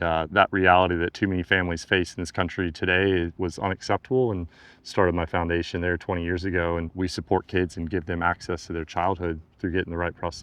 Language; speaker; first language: English; native; English